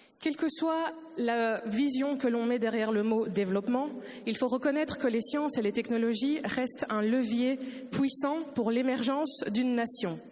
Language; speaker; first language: French; early bilingual, other home language; Lingala